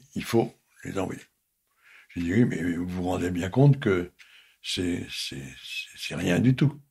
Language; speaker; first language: French; native; French